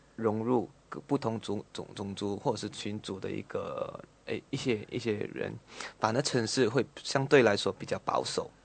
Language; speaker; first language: Chinese; native; Chinese